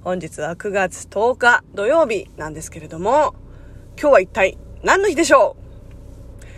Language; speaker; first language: Japanese; non-native, fluent; Korean